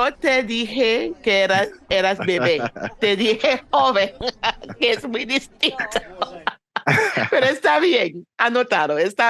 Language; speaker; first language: Spanish; non-native, fluent; English